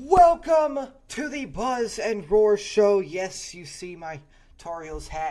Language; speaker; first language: English; native; English